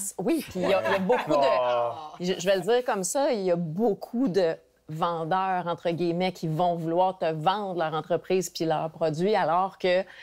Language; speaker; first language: French; native; French